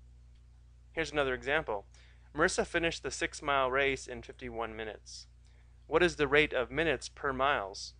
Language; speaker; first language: English; native; English